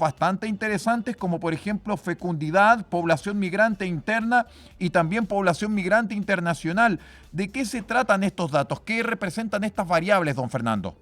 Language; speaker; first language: Spanish; native; Spanish